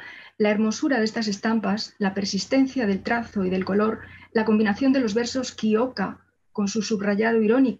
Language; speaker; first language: Spanish; native; Spanish